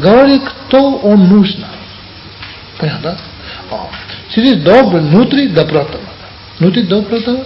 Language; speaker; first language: Russian; non-native, learner; Tibetan